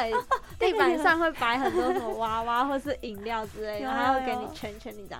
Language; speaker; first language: Chinese; native; Chinese